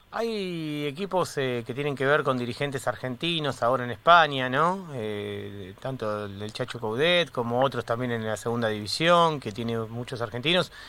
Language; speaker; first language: Spanish; native; Spanish